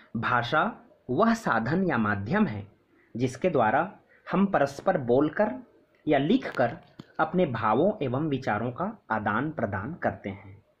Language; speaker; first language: Hindi; native; Hindi